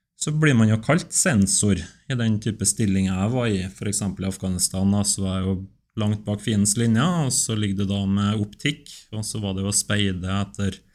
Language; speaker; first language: Norwegian; native; Norwegian